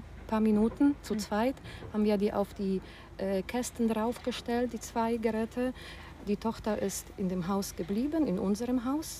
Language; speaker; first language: German; non-native, fluent; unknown